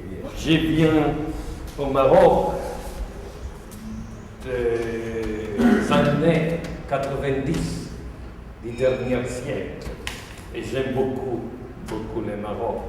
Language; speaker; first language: French; non-native, fluent; Italian